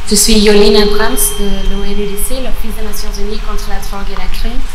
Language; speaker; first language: French; non-native, fluent; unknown